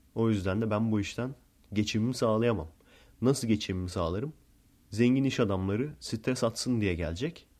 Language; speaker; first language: Turkish; early bilingual, heritage; Turkish